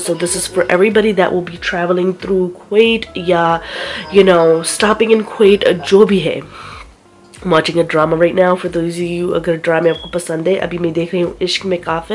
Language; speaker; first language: English; early bilingual, other home language; Hindi